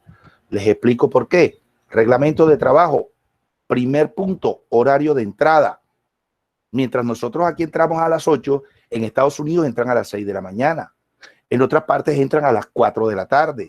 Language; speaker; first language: Spanish; native; Spanish